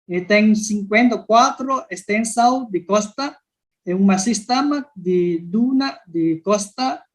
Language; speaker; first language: Spanish; non-native, learner; Vietnamese